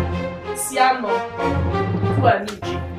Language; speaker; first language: Italian; non-native, learner; English